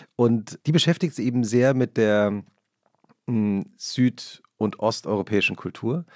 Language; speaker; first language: German; native; German